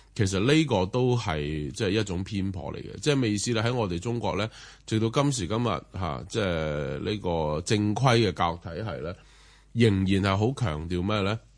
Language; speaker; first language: Cantonese; native; Cantonese